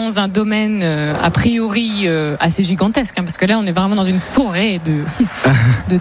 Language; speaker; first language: French; native; French